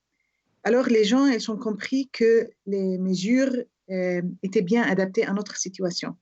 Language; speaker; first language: French; non-native, fluent; Arabic